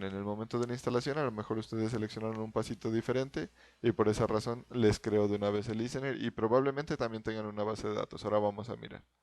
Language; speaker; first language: Spanish; native; Spanish